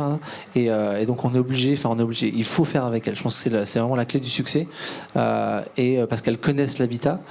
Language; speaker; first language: French; native; French